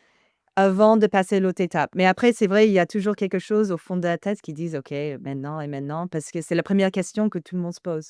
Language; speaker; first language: French; non-native, fluent; English